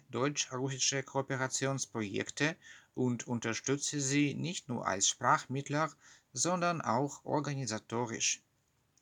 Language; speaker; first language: German; non-native, fluent; Russian